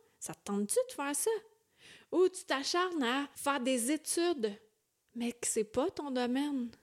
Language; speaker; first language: French; native; French